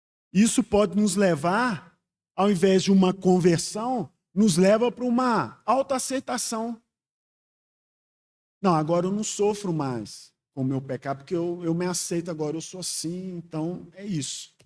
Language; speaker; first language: Portuguese; native; Portuguese